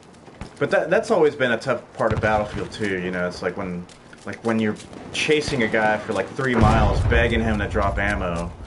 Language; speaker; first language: English; native; English